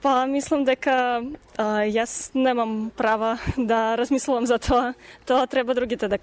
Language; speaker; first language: Macedonian; non-native, fluent; Russian